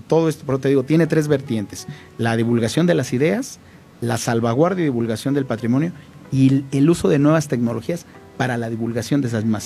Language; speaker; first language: Spanish; native; Spanish